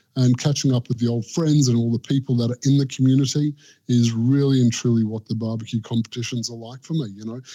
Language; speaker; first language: English; native; English